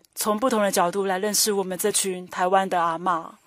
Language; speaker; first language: Chinese; native; Chinese